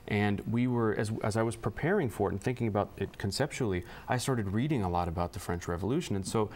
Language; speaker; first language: English; native; English